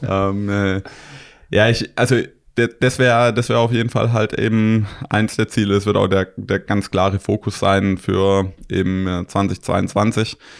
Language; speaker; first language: German; native; German